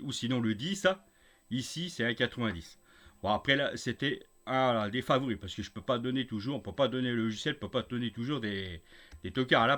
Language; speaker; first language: French; native; French